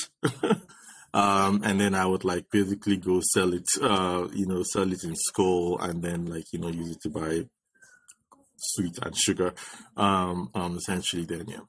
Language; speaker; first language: English; non-native, local second language; Yoruba